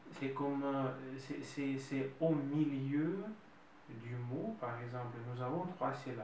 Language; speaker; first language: French; non-native, fluent; Russian